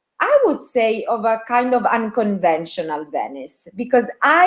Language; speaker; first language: English; non-native, fluent; Italian